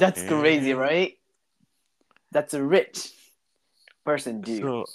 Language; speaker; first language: English; non-native, learner; Japanese